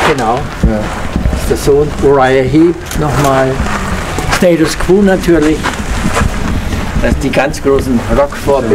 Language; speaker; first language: German; native; German